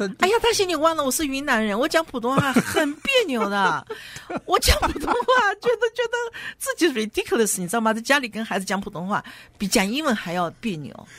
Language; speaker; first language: Chinese; native; Chinese